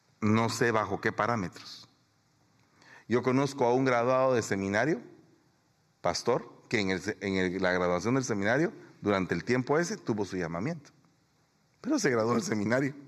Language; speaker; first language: Spanish; native; Spanish